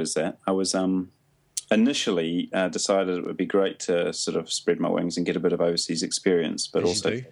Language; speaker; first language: English; native; English